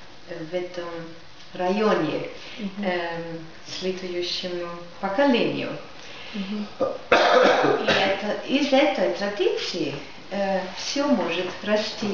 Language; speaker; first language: Russian; non-native, fluent; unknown